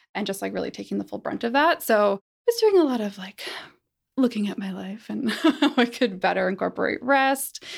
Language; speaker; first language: English; native; English